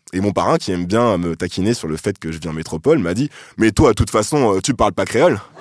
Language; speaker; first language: French; native; French